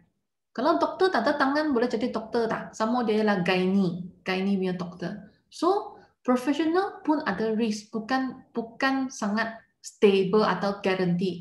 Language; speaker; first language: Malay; non-native, local second language; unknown